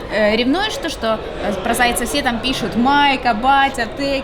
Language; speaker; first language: Russian; native; Russian